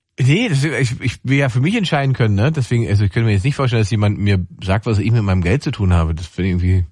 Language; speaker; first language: German; native; German